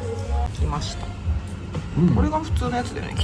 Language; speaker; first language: Japanese; native; Japanese